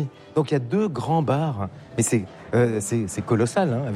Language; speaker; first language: French; native; French